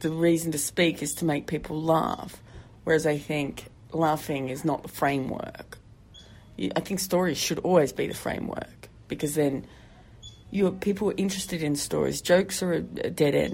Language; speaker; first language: English; native; English